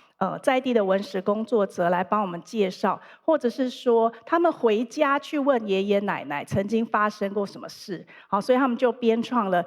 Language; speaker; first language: Chinese; native; Chinese